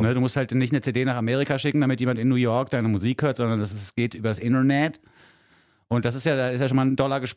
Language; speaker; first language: German; native; German